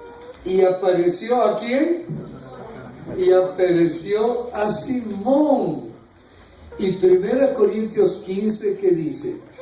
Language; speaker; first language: Spanish; native; Spanish